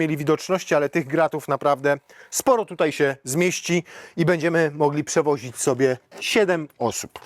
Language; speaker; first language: Polish; native; Polish